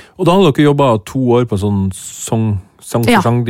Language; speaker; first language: Norwegian; native; Norwegian